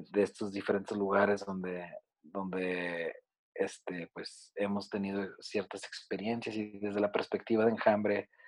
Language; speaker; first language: Spanish; native; Spanish